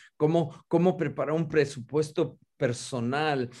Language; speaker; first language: Spanish; native; Spanish